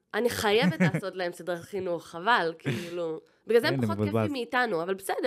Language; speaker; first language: Hebrew; native; Hebrew